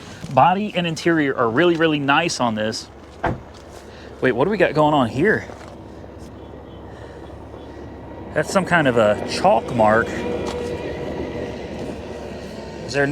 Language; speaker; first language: English; native; English